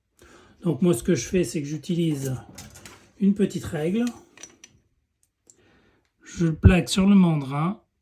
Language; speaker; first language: French; native; French